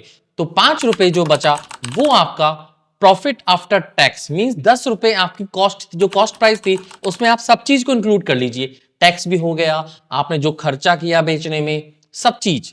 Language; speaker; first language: Hindi; native; Hindi